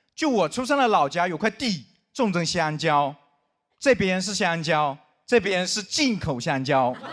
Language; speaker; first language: Chinese; non-native, local second language; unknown